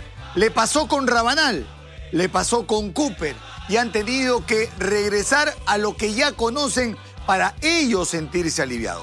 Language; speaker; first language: Spanish; native; Spanish